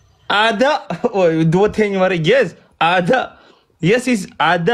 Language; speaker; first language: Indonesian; non-native, learner; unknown